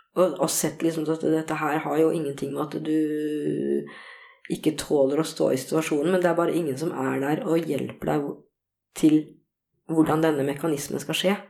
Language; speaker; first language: Norwegian; early bilingual, other home language; Korean